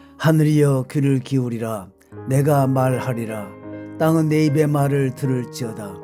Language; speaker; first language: Korean; native; Korean